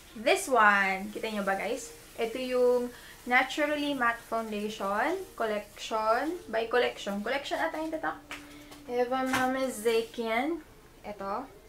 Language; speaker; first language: Filipino; native; Filipino